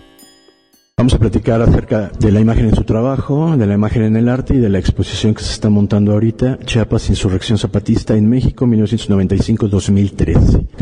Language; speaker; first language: Spanish; native; Spanish